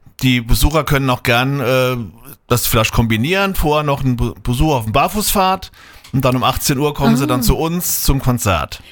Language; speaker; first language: German; native; German